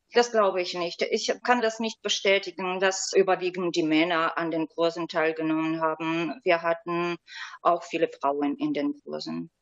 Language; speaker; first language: German; native; German